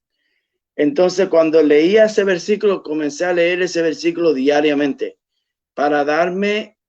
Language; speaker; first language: Spanish; early bilingual, heritage; Spanish